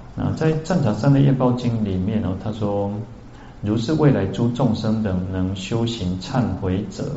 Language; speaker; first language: Chinese; native; Chinese